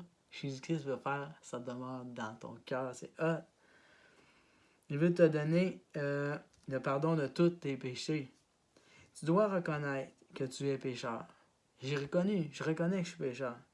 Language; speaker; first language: French; native; French